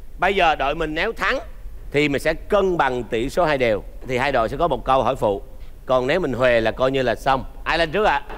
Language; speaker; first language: Vietnamese; native; Vietnamese